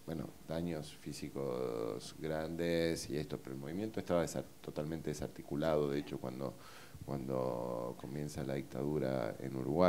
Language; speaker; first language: Spanish; native; Spanish